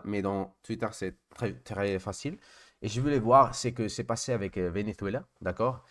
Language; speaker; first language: French; non-native, learner; Spanish